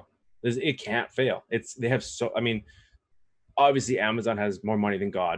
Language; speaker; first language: English; native; English